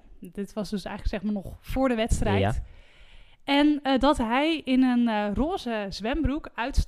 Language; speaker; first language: Dutch; native; Dutch